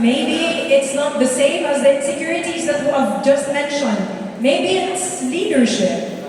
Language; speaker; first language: English; non-native, local second language; Filipino